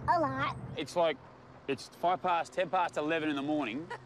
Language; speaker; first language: English; native; English